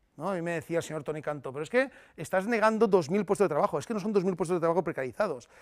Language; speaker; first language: Spanish; native; Spanish